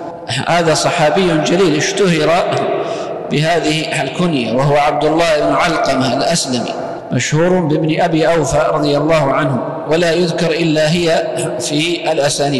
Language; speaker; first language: Arabic; native; Arabic